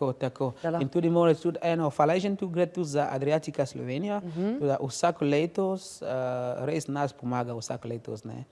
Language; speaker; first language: Slovenian; non-native, learner; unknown